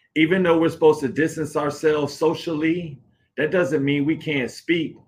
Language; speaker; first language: English; native; English